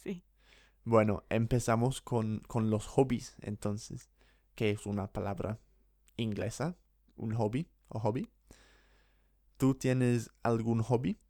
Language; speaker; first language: Spanish; non-native, fluent; English